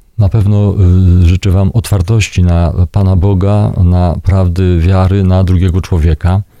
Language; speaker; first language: Polish; native; Polish